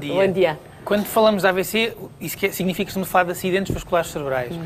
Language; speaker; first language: Portuguese; native; Portuguese